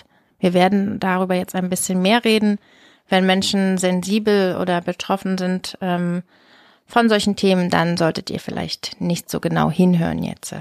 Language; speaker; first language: German; native; German